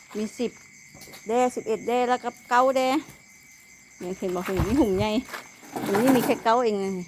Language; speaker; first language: Thai; native; Thai